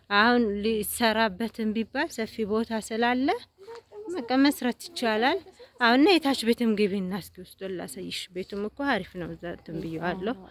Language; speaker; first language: Amharic; native; Amharic